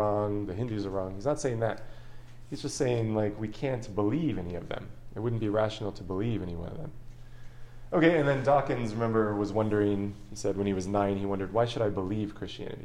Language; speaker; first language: English; native; English